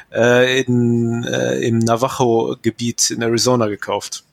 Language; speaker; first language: German; native; German